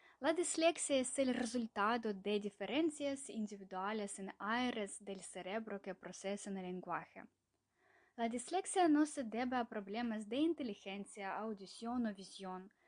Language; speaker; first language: Spanish; non-native, fluent; Ukrainian